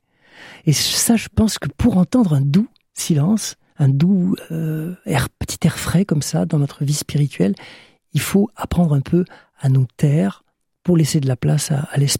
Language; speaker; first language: French; native; French